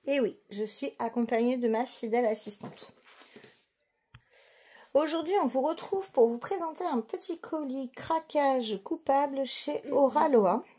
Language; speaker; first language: French; native; French